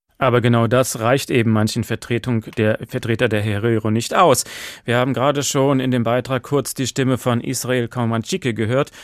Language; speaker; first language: German; native; German